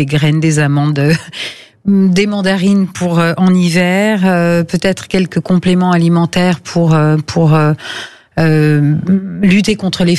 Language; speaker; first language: French; native; French